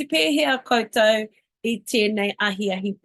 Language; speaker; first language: Māori; non-native, local second language; English